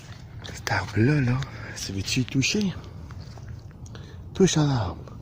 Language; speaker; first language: French; native; French